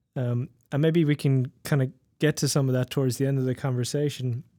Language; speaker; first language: English; native; English